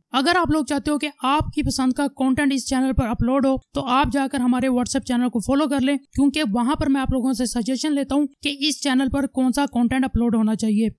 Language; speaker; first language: Urdu; native; Urdu